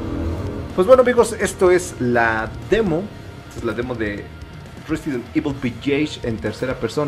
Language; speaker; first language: Spanish; native; Spanish